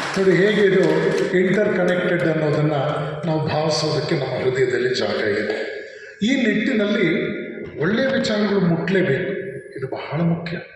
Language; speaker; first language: Kannada; non-native, local second language; Telugu